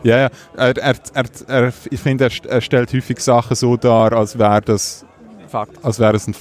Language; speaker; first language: German; native; German